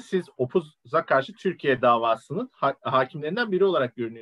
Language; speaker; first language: Turkish; native; Turkish